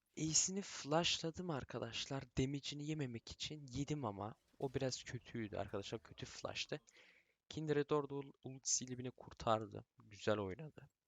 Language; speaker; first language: Turkish; early bilingual, heritage; Turkish